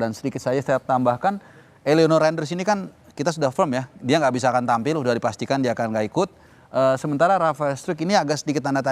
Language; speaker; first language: Indonesian; native; Indonesian